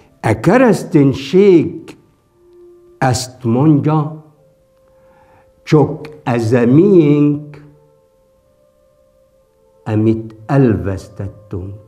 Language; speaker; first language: Hungarian; non-native, fluent; Arabic